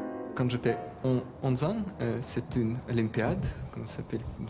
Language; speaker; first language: French; non-native, learner; Russian